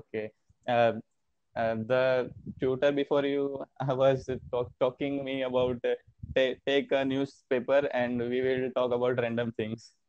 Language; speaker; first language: English; non-native, learner; Hindi